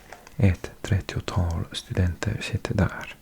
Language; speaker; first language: Swedish; non-native, learner; English